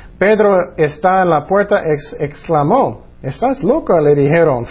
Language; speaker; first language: Spanish; non-native, fluent; English